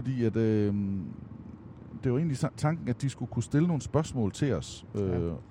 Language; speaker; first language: Danish; native; Danish